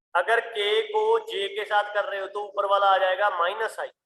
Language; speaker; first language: Hindi; non-native, local second language; Punjabi